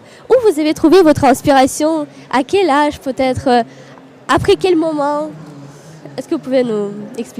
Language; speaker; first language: French; non-native, fluent; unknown